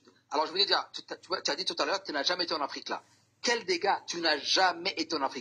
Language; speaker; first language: French; non-native, local second language; Somali